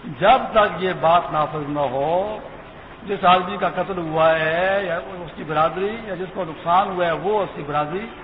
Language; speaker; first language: Urdu; non-native, local second language; Pashto